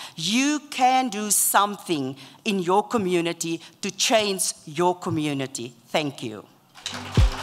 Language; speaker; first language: English; non-native, local second language; Afrikaans